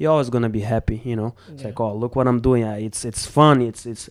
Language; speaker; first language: English; non-native, fluent; Portuguese